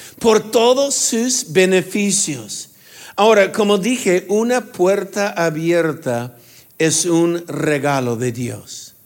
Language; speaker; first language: Spanish; non-native, fluent; English